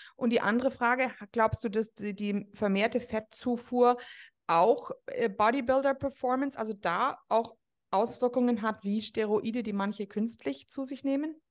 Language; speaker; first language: German; native; German